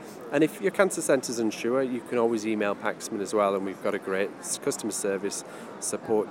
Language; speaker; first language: English; native; English